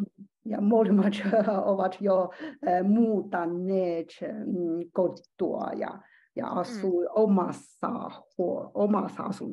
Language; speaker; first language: Finnish; non-native, learner; Chinese